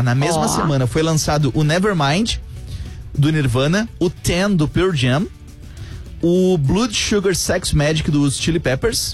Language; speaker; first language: Portuguese; native; Portuguese